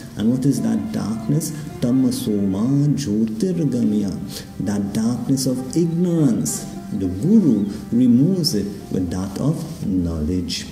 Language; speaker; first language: English; native; English